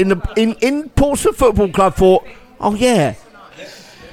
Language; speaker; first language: English; native; English